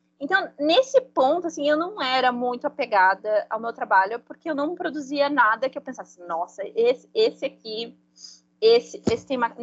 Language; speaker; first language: Portuguese; non-native, fluent; Spanish